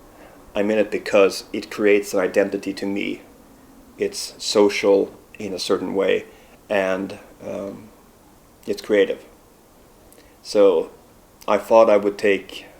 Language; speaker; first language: English; non-native, fluent; Swedish